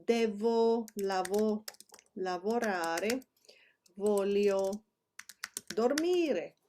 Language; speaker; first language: Italian; non-native, fluent; Spanish